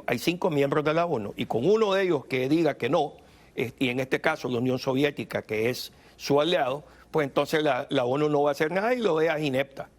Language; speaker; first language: Spanish; native; Spanish